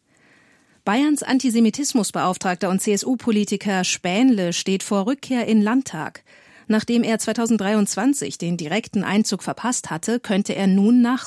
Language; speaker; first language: German; native; German